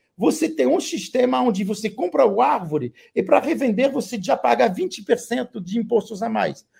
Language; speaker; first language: Portuguese; non-native, fluent; French